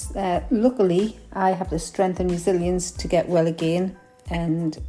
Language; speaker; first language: English; native; English